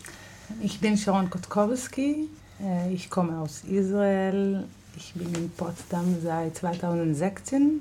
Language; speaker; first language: German; non-native, fluent; Hebrew